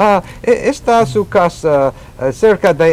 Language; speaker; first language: Spanish; non-native, learner; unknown